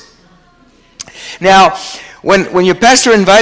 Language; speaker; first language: English; non-native, fluent; French